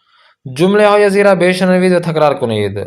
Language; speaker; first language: Persian; non-native, fluent; Urdu